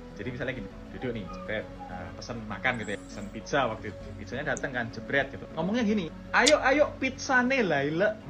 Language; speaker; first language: Indonesian; native; Indonesian